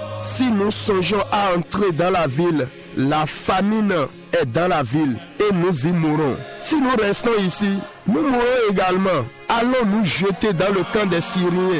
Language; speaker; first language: French; non-native, local second language; Fon